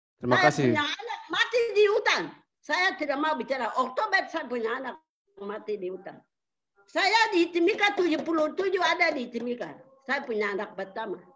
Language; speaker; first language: Indonesian; non-native, local second language; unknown